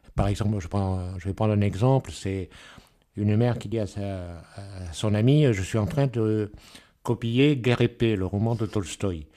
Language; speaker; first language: French; native; French